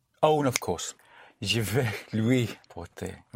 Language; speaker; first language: French; non-native, learner; English